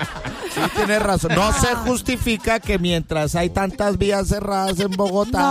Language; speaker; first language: Spanish; native; Spanish